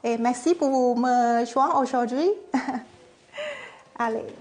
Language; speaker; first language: French; non-native, fluent; Thai